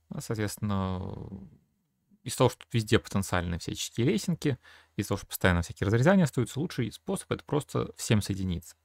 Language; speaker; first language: Russian; native; Russian